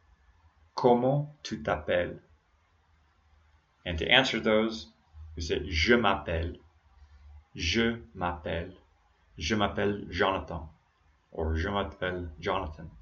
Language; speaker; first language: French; non-native, fluent; English